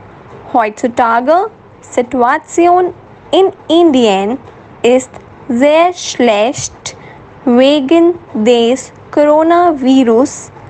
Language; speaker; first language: German; non-native, learner; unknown